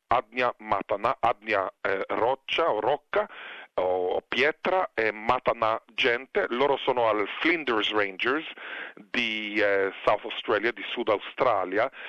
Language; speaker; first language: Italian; non-native, fluent; Hebrew